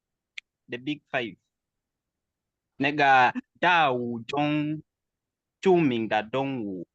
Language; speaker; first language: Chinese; non-native, learner; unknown